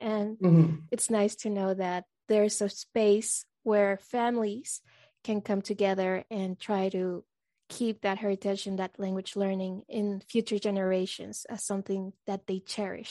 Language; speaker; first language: English; non-native, fluent; Spanish